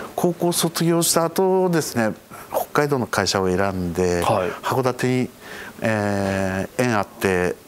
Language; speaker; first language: Japanese; native; Japanese